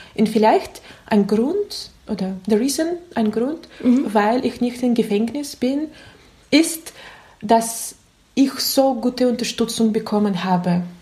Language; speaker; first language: German; non-native, learner; Russian